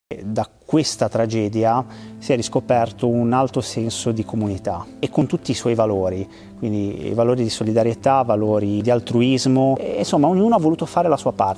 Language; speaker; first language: Italian; native; Italian